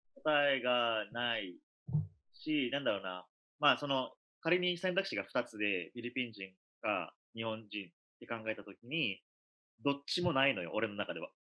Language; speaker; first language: Japanese; early bilingual, other home language; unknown